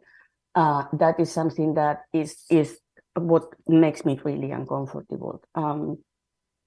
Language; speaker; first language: English; non-native, fluent; Spanish